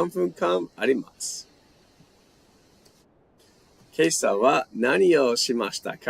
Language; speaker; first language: Japanese; non-native, fluent; English